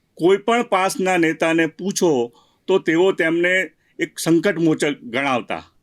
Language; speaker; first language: Gujarati; native; Gujarati